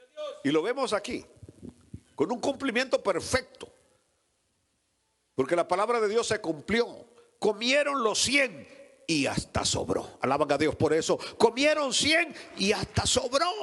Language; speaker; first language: Spanish; native; Spanish